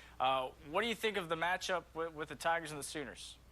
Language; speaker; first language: English; native; English